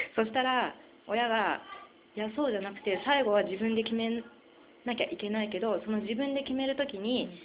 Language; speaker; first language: Japanese; native; Japanese